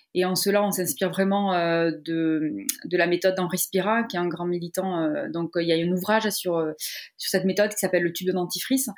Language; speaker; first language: French; native; French